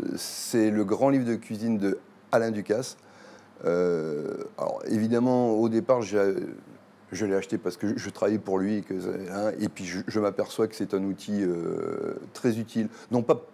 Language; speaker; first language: French; native; French